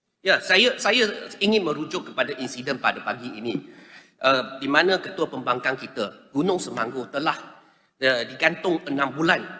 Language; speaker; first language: Malay; native; Malay